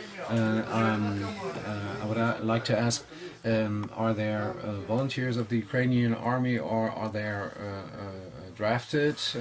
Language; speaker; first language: English; non-native, fluent; German